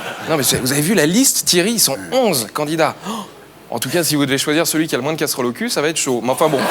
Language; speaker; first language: French; native; French